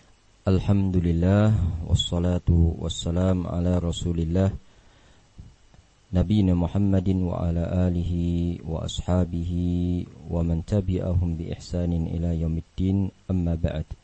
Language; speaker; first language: Arabic; non-native, fluent; Indonesian